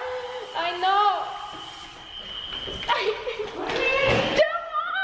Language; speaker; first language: Spanish; native; Spanish